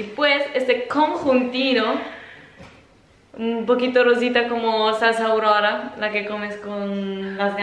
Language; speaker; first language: Spanish; non-native, fluent; Italian